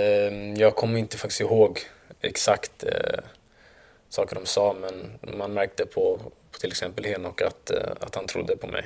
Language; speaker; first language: Swedish; early bilingual, other home language; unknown